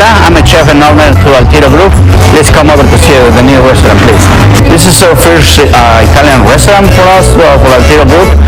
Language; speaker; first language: English; non-native, fluent; Spanish